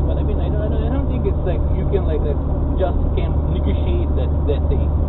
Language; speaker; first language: English; non-native, fluent; Russian